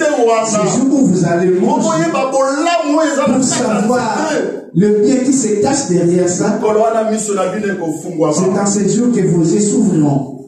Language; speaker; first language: French; non-native, local second language; Lingala